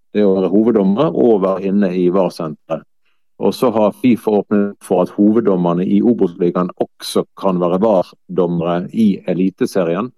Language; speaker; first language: Norwegian; native; Norwegian